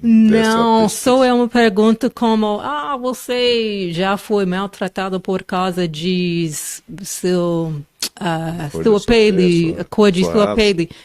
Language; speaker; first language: Portuguese; non-native, fluent; English